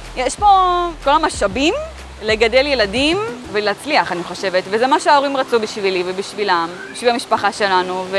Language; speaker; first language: Hebrew; early bilingual, other home language; Armenian